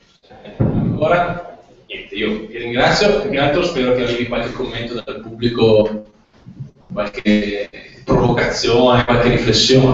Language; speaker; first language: Italian; native; Italian